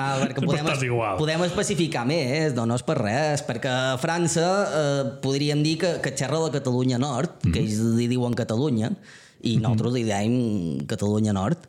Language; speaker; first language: Catalan; native; Catalan